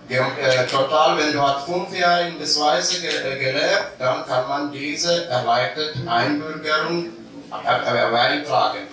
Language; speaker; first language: German; non-native, learner; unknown